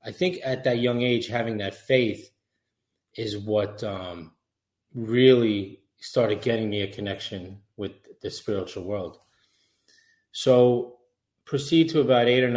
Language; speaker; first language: English; native; English